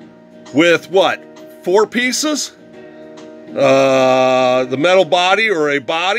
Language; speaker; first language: English; native; English